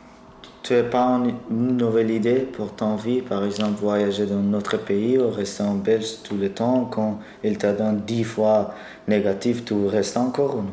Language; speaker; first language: French; non-native, learner; Persian